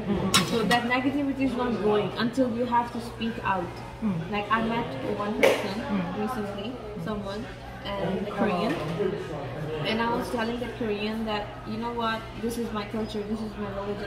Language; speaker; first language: English; early bilingual, other home language; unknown